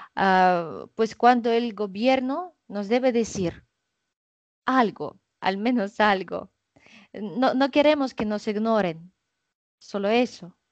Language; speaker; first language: Spanish; non-native, fluent; Russian